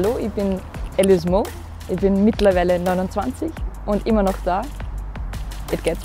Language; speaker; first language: German; native; German